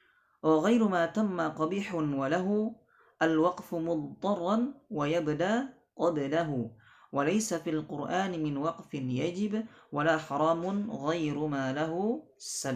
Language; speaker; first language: Arabic; non-native, fluent; Indonesian